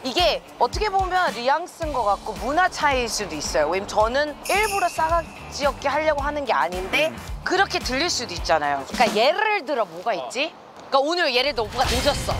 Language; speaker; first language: Korean; early bilingual, heritage; Korean